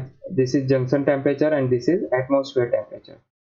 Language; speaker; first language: English; non-native, local second language; Gujarati